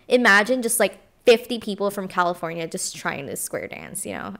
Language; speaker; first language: English; non-native, local second language; Filipino